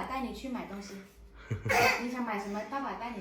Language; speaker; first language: Chinese; native; Chinese